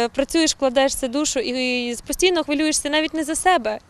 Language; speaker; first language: Ukrainian; native; Ukrainian